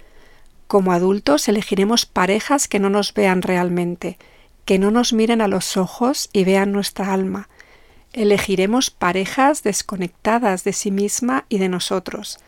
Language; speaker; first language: Spanish; native; Spanish